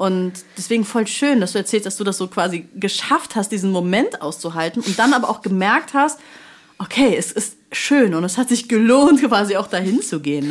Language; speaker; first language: German; native; German